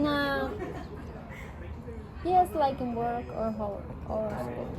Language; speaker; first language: English; non-native, learner; Spanish